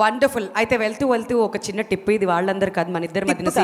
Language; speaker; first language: Telugu; native; Telugu